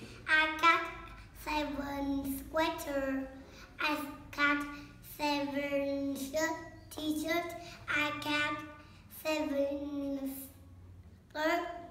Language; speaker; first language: English; non-native, learner; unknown